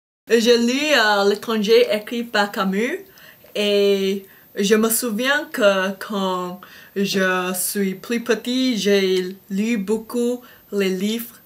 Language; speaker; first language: French; non-native, fluent; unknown